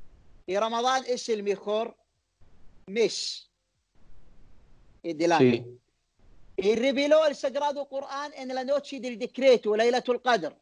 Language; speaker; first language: Spanish; non-native, learner; Arabic